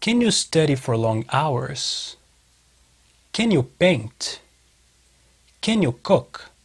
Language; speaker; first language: English; non-native, fluent; Portuguese